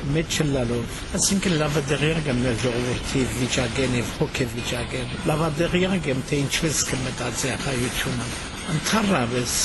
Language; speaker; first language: Armenian; early bilingual, heritage; Armenian